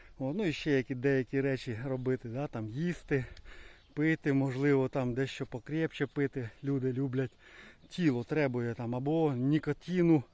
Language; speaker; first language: Ukrainian; non-native, local second language; Russian